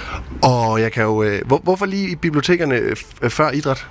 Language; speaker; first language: Danish; native; Danish